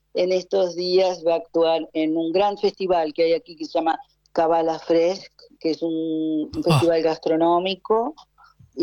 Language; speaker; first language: Spanish; native; Spanish